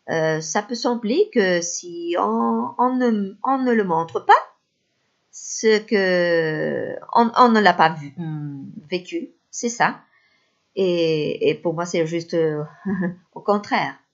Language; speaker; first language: French; non-native, fluent; Spanish